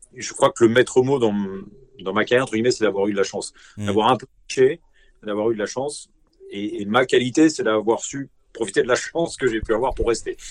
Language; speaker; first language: French; native; French